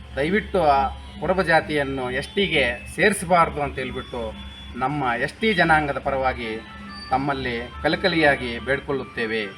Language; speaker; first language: Kannada; native; Kannada